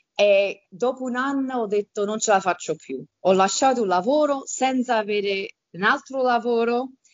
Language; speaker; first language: Italian; early bilingual, heritage; Italian